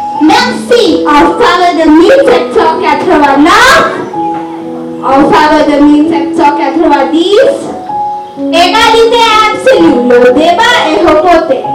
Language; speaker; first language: French; non-native, learner; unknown